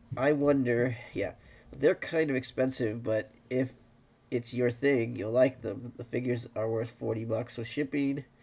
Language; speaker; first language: English; native; English